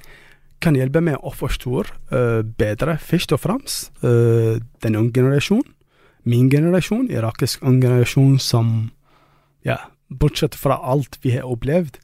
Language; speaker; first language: Norwegian; non-native, fluent; Arabic